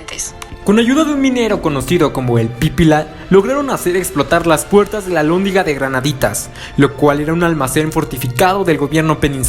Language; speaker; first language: Spanish; native; Spanish